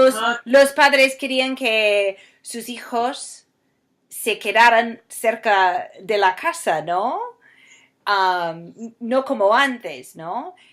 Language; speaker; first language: Spanish; non-native, fluent; English